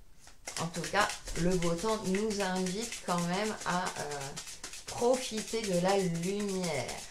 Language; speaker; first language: French; native; French